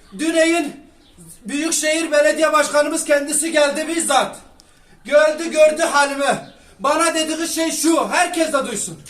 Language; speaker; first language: Turkish; native; Turkish